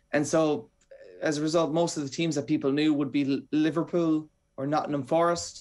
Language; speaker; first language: English; native; English